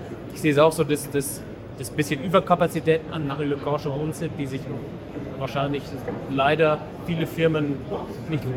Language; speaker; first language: German; native; German